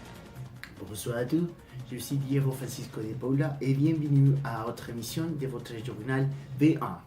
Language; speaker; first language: French; non-native, learner; Spanish